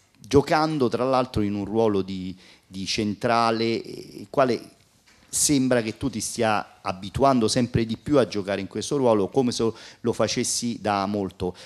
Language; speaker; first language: Italian; native; Italian